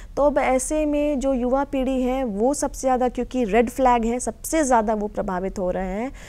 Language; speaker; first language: Hindi; native; Hindi